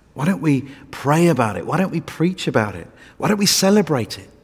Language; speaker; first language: English; native; English